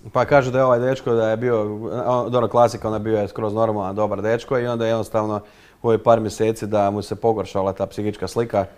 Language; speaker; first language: Croatian; native; Croatian